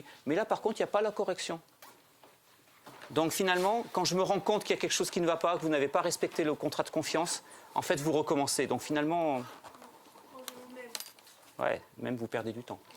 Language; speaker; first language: French; native; French